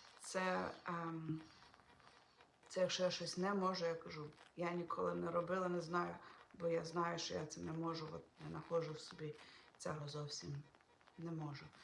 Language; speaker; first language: Ukrainian; non-native, local second language; Russian